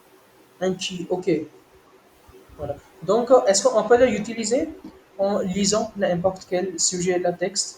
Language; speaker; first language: French; non-native, learner; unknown